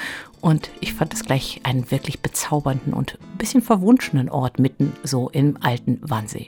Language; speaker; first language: German; native; German